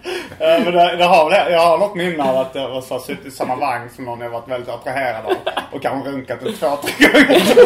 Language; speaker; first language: Swedish; native; Swedish